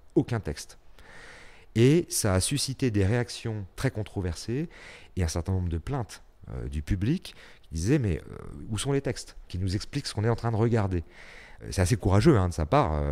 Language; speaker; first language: French; native; French